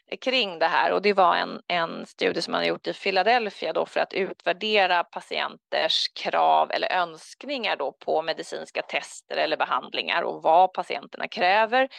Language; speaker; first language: Swedish; native; Swedish